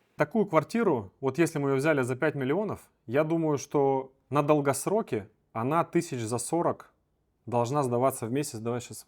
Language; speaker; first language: Russian; native; Russian